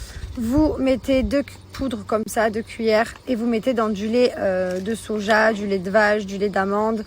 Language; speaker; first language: French; native; French